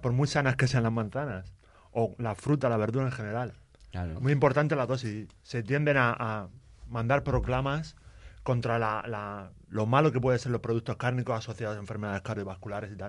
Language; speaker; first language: Spanish; native; Spanish